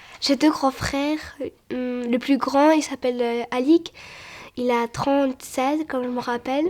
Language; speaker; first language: French; early bilingual, other home language; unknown